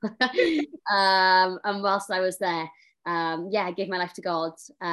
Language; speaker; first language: English; native; English